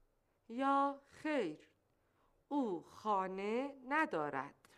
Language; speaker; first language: Persian; non-native, learner; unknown